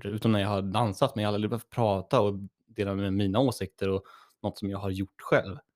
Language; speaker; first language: Swedish; native; Swedish